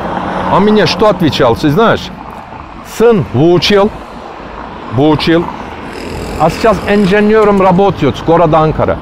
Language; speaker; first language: Russian; non-native, learner; Turkish